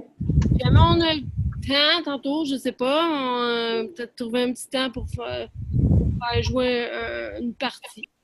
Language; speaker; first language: French; native; French